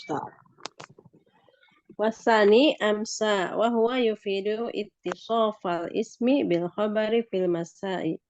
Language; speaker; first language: Arabic; non-native, learner; Indonesian